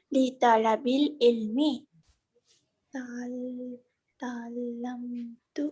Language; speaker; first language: Arabic; non-native, learner; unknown